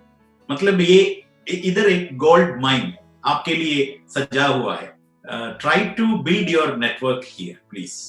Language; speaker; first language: Hindi; non-native, local second language; Malayalam